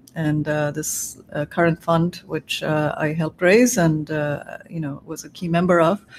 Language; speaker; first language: English; non-native, local second language; Bangla